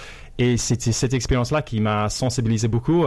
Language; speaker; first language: French; non-native, fluent; English